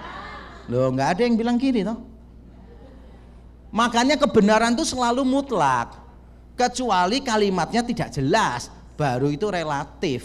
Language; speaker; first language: Indonesian; native; Indonesian